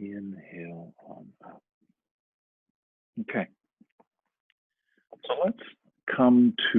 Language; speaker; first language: English; native; English